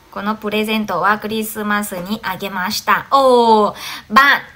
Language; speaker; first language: Japanese; non-native, fluent; Vietnamese